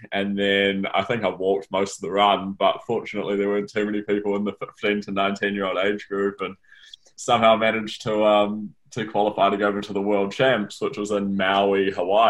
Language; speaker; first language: English; native; English